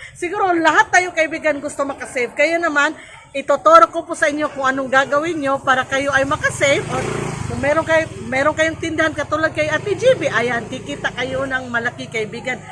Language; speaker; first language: Filipino; non-native, local second language; Cebuano